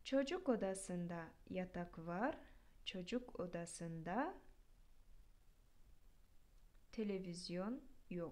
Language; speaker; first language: Turkish; non-native, fluent; Kyrgyz